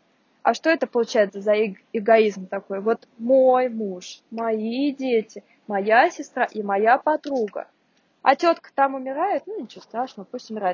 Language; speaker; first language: Russian; native; Russian